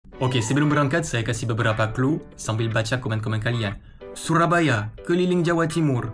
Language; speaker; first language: Indonesian; non-native, fluent; French